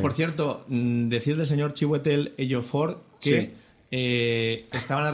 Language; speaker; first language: Spanish; native; Spanish